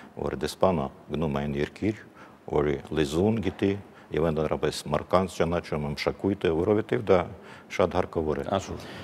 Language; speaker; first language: Armenian; non-native, fluent; Ukrainian